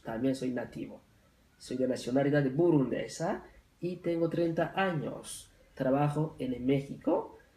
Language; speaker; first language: Spanish; non-native, fluent; French